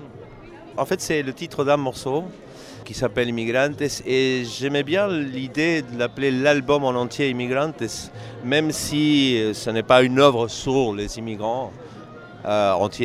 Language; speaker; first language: French; non-native, fluent; Spanish